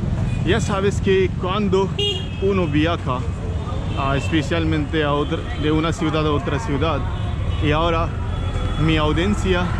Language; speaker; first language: Spanish; non-native, learner; Hindi